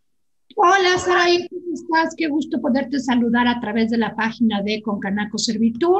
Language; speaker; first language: Spanish; native; Spanish